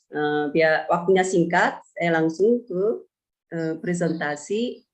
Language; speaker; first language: Indonesian; non-native, fluent; Korean